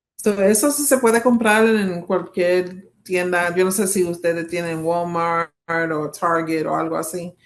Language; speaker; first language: Spanish; early bilingual, heritage; Spanish